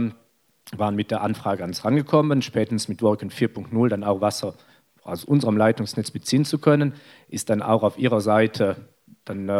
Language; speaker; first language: German; native; German